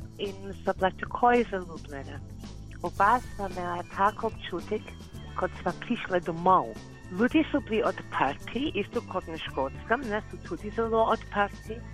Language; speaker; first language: Slovenian; non-native, learner; English